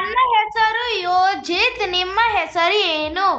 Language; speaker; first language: Kannada; non-native, learner; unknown